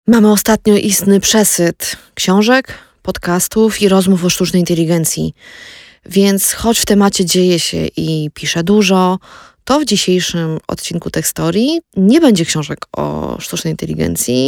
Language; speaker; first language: Polish; native; Polish